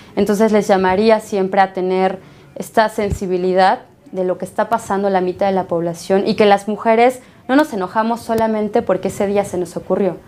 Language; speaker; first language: Spanish; native; Spanish